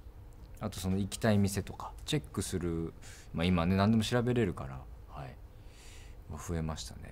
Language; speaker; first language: Japanese; native; Japanese